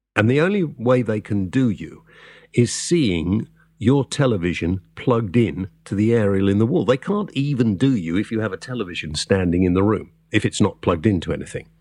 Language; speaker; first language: English; native; English